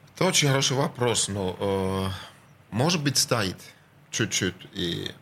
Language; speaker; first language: Russian; non-native, fluent; Finnish